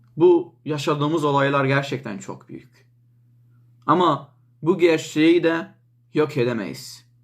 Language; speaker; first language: Turkish; non-native, local second language; Kurdish